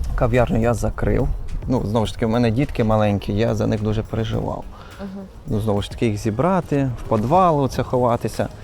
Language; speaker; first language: Ukrainian; native; Ukrainian